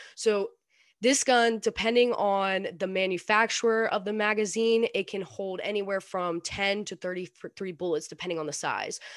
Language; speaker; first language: English; native; English